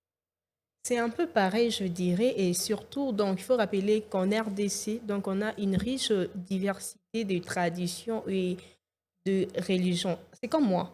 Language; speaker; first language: French; non-native, local second language; Lingala